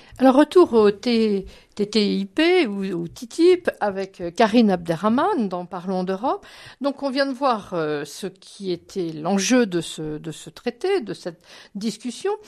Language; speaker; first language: French; native; French